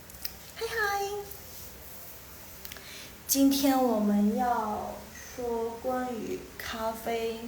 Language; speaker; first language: Chinese; non-native, fluent; Indonesian